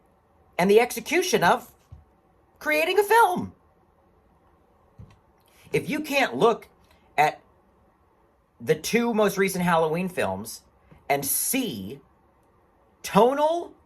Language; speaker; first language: English; native; English